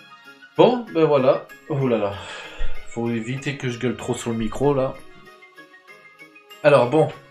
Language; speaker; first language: French; native; French